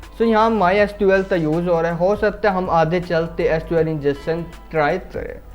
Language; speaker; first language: Urdu; non-native, local second language; Punjabi